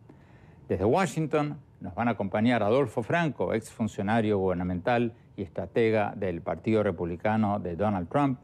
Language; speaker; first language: Spanish; native; Spanish